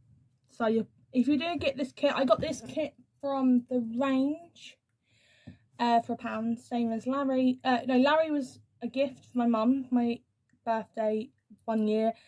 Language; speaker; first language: English; native; English